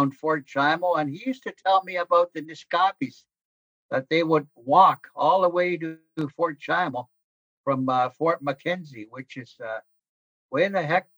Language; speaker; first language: English; non-native, fluent; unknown